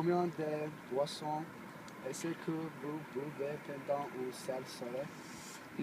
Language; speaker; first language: French; non-native, learner; English